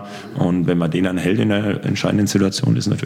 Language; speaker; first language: German; native; German